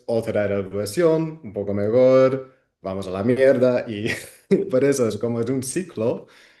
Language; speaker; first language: Spanish; non-native, fluent; Dutch